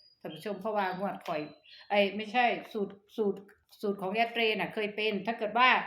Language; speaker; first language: Thai; non-native, local second language; Northeastern Thai